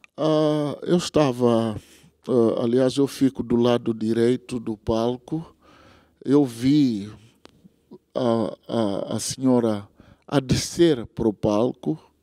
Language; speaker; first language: Portuguese; non-native, local second language; Tsonga